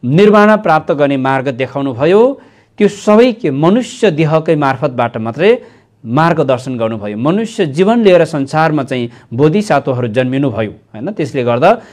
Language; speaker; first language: Nepali; non-native, local second language; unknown